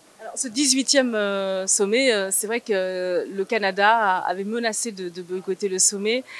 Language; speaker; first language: French; native; French